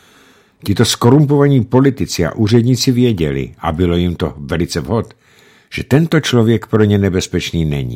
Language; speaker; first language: Czech; native; Czech